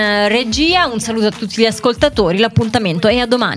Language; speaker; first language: Italian; native; Italian